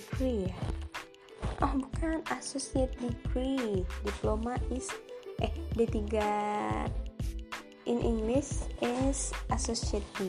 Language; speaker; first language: English; non-native, local second language; Indonesian